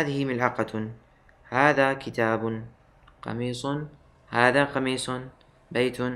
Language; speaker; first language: Arabic; non-native, fluent; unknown